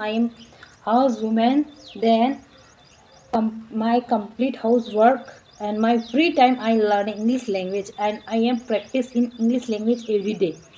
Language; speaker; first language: English; non-native, learner; Marwari